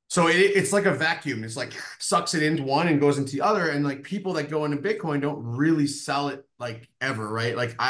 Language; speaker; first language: English; native; English